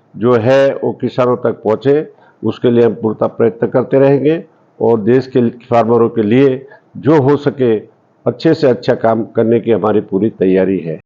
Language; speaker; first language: Hindi; non-native, local second language; Gujarati